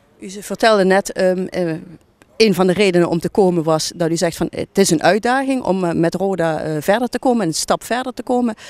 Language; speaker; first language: Dutch; native; Dutch